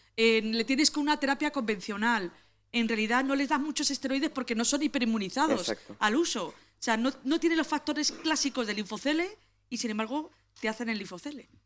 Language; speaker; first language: Spanish; native; Spanish